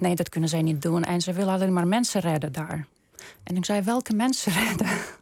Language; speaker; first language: Dutch; non-native, fluent; Russian